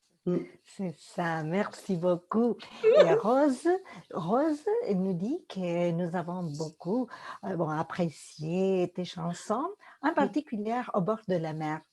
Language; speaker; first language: French; non-native, fluent; Spanish